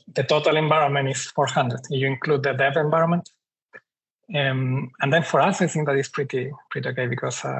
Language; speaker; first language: English; non-native, fluent; Spanish